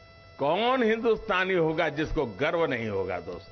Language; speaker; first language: Hindi; native; Hindi